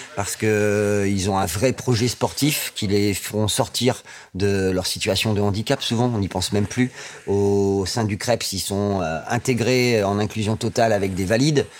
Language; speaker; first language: French; native; French